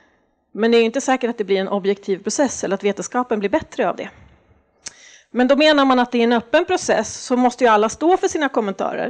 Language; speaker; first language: Swedish; native; Swedish